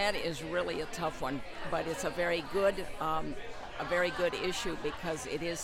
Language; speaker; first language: English; non-native, fluent; Spanish